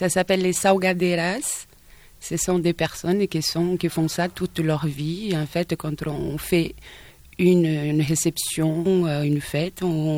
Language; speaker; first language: French; non-native, fluent; Portuguese